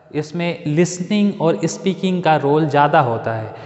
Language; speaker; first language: Hindi; native; Hindi